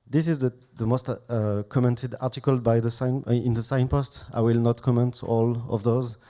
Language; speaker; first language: English; non-native, fluent; French